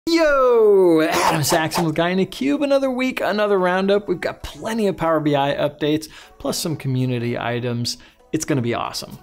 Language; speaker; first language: English; native; English